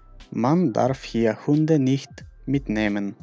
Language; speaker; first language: German; non-native, fluent; Macedonian